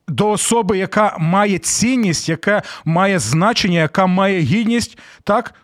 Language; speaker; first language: Ukrainian; native; Ukrainian